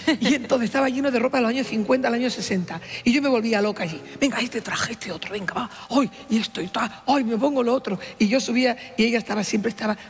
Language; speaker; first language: Spanish; native; Spanish